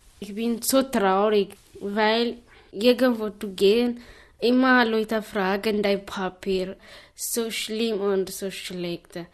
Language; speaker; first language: German; non-native, learner; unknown